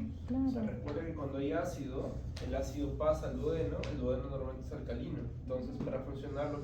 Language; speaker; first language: Spanish; native; Spanish